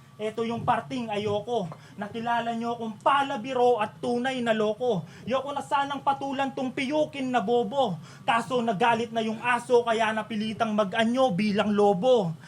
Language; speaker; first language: Filipino; non-native, local second language; Pampanga